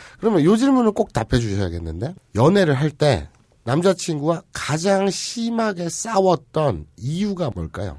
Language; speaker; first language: Korean; native; Korean